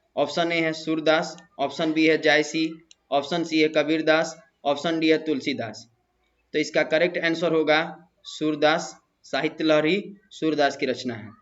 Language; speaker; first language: Hindi; native; Hindi